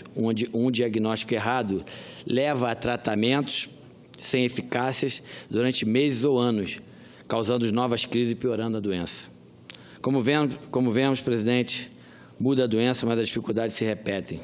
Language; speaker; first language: Portuguese; native; Portuguese